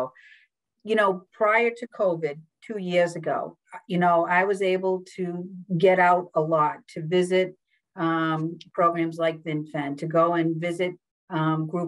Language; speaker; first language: English; native; English